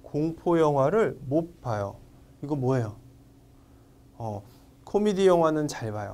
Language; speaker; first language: Korean; non-native, fluent; Vietnamese